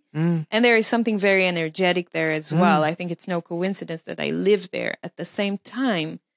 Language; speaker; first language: English; non-native, fluent; Hebrew